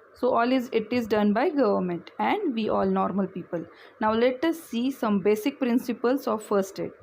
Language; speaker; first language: English; non-native, local second language; Marathi